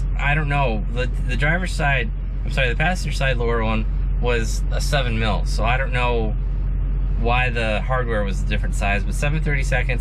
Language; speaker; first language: English; native; English